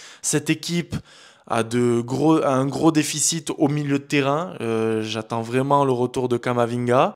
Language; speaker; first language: French; native; French